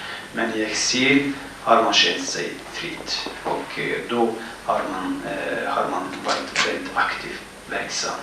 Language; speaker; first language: Swedish; non-native, fluent; Kurdish